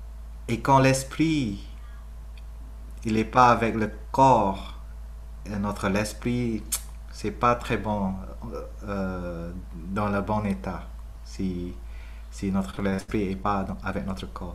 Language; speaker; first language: French; non-native, fluent; Vietnamese